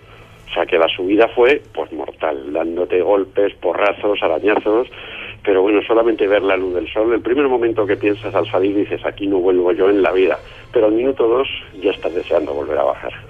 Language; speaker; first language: Spanish; native; Spanish